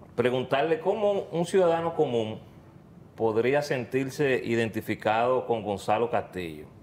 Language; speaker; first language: Spanish; native; Spanish